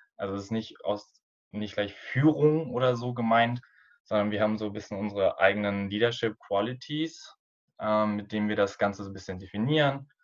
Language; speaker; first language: German; native; German